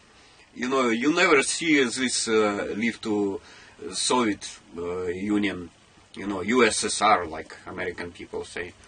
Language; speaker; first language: English; non-native, learner; Russian